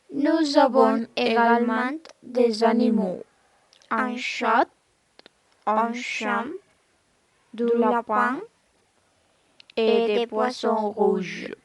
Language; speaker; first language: French; non-native, learner; Spanish